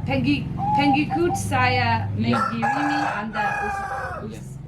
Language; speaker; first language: Indonesian; non-native, learner; English